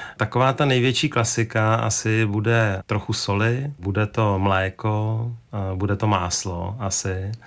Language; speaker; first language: Czech; native; Czech